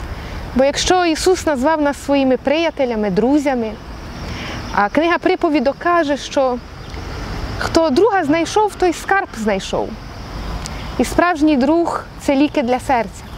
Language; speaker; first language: Ukrainian; native; Ukrainian